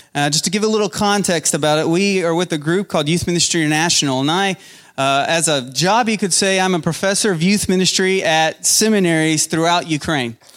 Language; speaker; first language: English; native; English